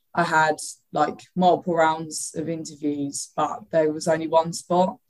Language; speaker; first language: English; native; English